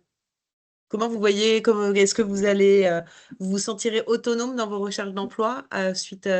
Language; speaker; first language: French; native; French